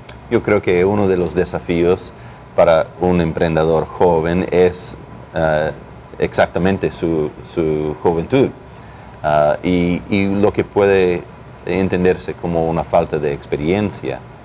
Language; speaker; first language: Spanish; non-native, fluent; English